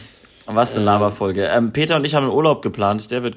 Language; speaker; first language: German; native; German